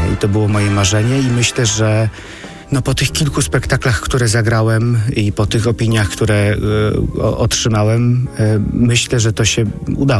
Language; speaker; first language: Polish; native; Polish